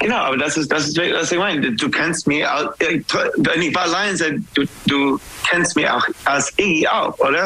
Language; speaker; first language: German; non-native, learner; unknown